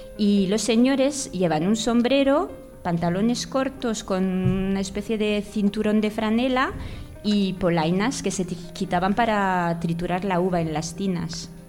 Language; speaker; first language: Spanish; non-native, fluent; French